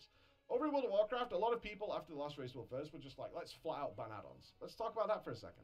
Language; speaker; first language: English; native; English